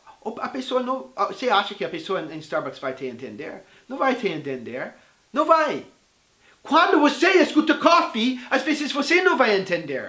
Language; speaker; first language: Portuguese; non-native, fluent; English